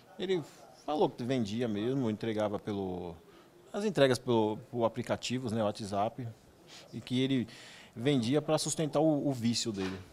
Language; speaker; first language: Portuguese; native; Portuguese